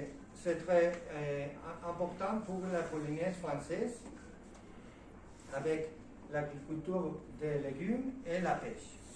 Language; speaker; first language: French; non-native, learner; Spanish